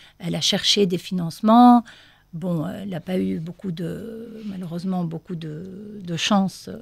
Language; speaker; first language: French; non-native, local second language; Arabic